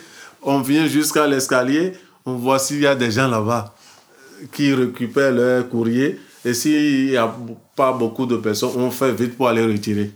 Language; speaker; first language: French; non-native, learner; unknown